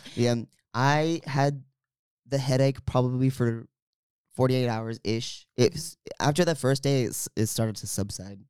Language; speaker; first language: English; early bilingual, other home language; Filipino